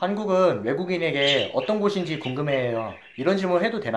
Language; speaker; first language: Korean; non-native, learner; Russian